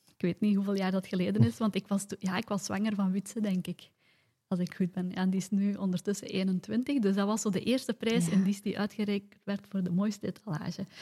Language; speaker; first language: Dutch; native; Dutch